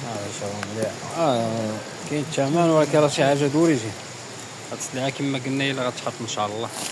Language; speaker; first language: Arabic; native; Arabic